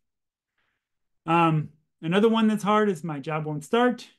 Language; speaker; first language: English; native; English